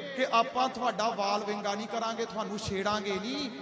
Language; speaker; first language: English; early bilingual, other home language; Punjabi